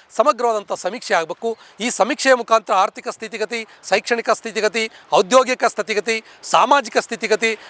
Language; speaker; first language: Kannada; non-native, local second language; Lambadi